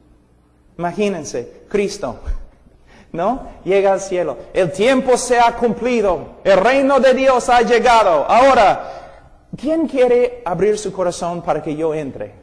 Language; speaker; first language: Spanish; non-native, fluent; English